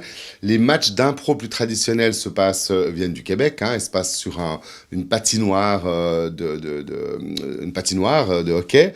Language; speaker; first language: French; native; French